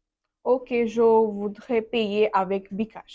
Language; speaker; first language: French; non-native, learner; Bangla